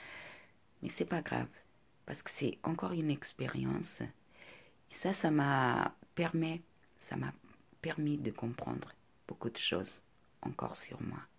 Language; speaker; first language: French; non-native, fluent; Portuguese